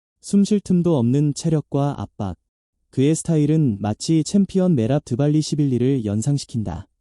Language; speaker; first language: Korean; native; Korean